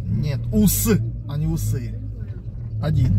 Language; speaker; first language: Russian; native; Russian